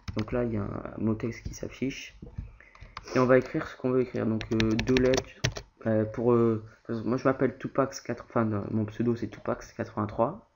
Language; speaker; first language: French; native; French